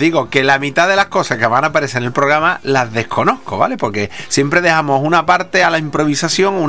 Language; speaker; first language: Spanish; native; Spanish